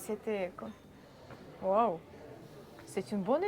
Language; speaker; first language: French; non-native, learner; Russian